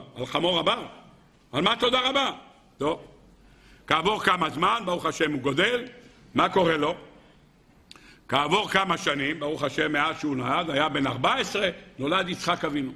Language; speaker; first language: Hebrew; native; Hebrew